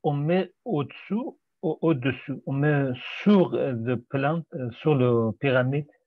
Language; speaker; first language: French; non-native, fluent; Persian